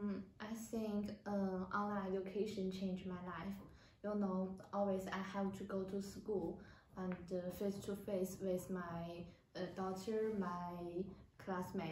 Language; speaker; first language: English; non-native, learner; Chinese